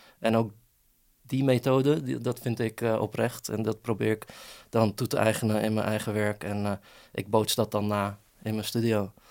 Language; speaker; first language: Dutch; early bilingual, other home language; Persian